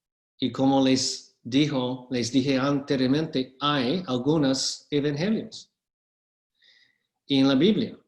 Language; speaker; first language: Spanish; non-native, fluent; English